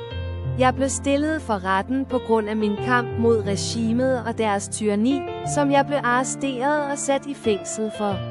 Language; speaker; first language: Danish; non-native, fluent; Persian